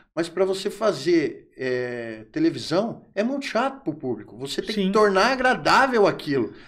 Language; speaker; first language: Portuguese; native; Portuguese